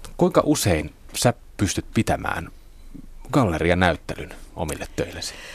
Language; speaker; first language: Finnish; native; Finnish